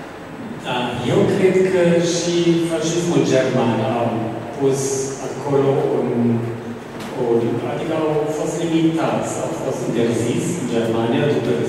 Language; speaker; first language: Romanian; non-native, fluent; German